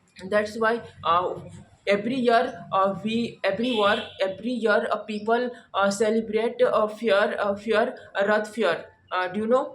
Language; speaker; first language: English; non-native, learner; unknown